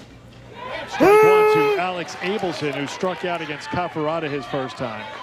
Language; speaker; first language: English; native; English